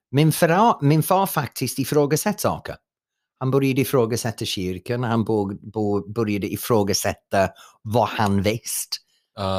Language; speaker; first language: Swedish; non-native, fluent; English